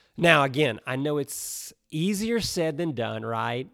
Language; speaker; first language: English; native; English